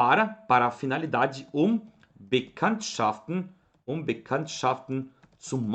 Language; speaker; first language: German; non-native, fluent; Portuguese